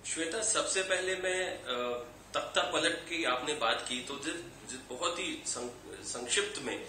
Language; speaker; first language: Hindi; native; Hindi